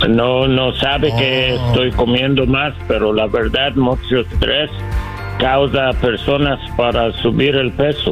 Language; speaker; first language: Spanish; non-native, learner; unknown